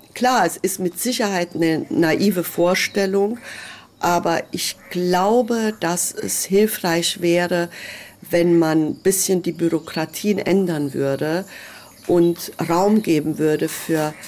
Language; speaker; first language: German; non-native, fluent; Hungarian